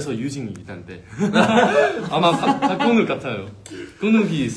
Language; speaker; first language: Korean; non-native, fluent; Chinese